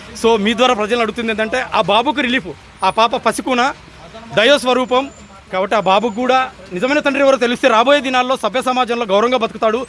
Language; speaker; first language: Telugu; native; Telugu